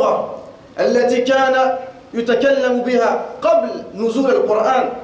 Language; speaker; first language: Arabic; non-native, fluent; French